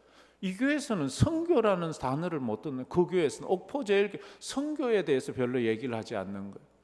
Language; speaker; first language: Korean; native; Korean